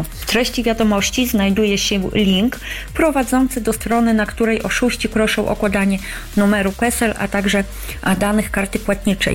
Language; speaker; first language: Polish; native; Polish